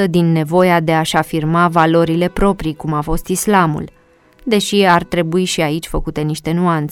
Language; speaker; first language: Romanian; native; Romanian